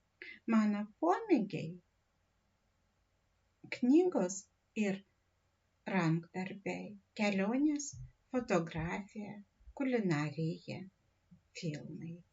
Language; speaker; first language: Lithuanian; non-native, learner; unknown